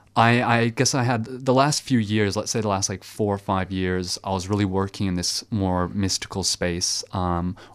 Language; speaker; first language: English; early bilingual, other home language; French